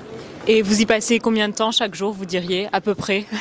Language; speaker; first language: French; native; French